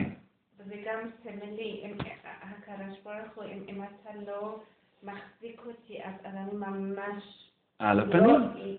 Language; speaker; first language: Hebrew; non-native, learner; English